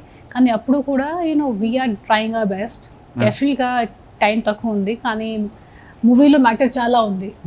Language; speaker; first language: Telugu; non-native, local second language; Hindi